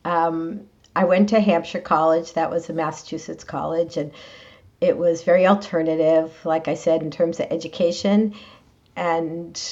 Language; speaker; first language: English; native; English